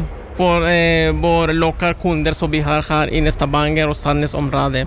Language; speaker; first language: Norwegian; non-native, learner; Spanish